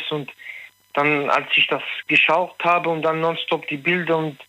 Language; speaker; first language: German; non-native, learner; French